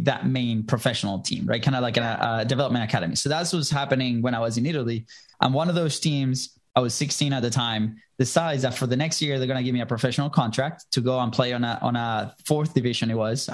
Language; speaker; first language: English; non-native, fluent; Spanish